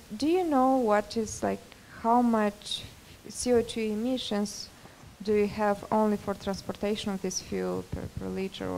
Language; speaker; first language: English; non-native, fluent; Romanian